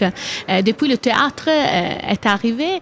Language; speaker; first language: French; non-native, learner; Italian